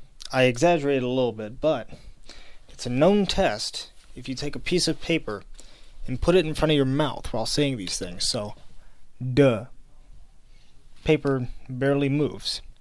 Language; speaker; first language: English; native; English